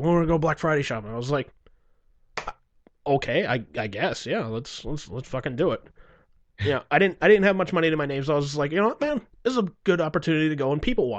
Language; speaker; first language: English; native; English